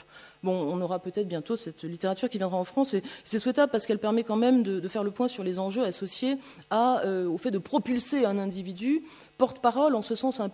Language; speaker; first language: French; native; French